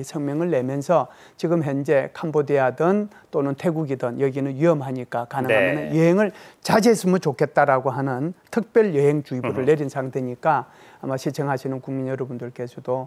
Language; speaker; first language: Korean; native; Korean